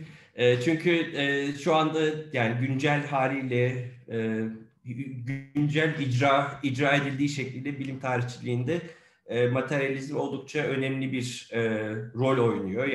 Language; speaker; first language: Turkish; native; Turkish